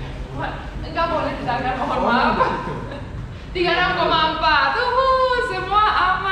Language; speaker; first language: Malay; non-native, fluent; English